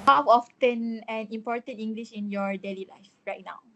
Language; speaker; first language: English; non-native, learner; Chinese